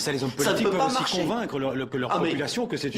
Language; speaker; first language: French; native; French